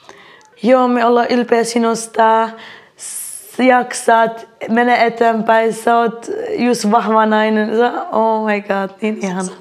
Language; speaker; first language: Finnish; non-native, fluent; Arabic